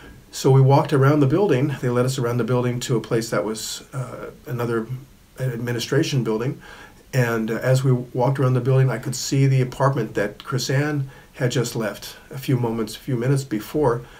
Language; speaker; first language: English; native; English